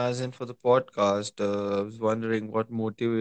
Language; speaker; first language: English; non-native, local second language; Hindi